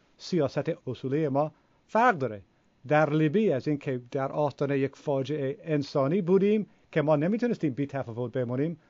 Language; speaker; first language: Persian; non-native, fluent; English